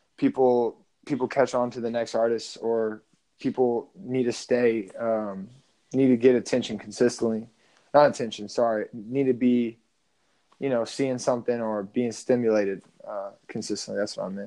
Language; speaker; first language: English; native; English